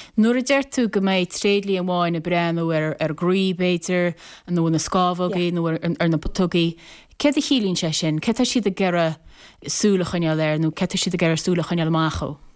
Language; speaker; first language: Irish; native; Irish